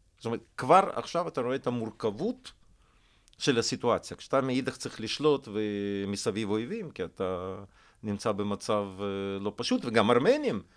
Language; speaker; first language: Hebrew; non-native, fluent; Russian